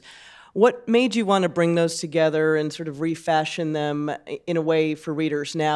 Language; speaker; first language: English; native; English